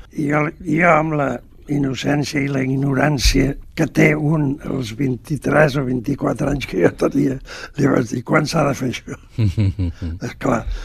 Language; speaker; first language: Catalan; native; Catalan